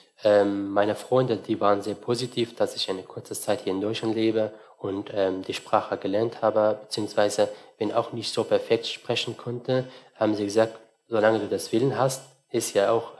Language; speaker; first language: German; non-native, fluent; Arabic